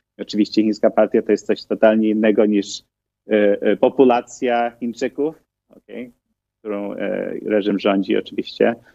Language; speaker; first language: Polish; early bilingual, heritage; Polish